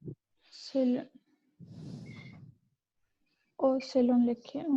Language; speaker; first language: French; non-native, learner; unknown